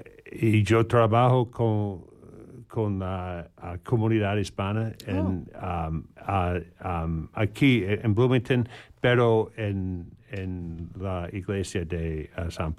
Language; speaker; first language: Spanish; non-native, learner; English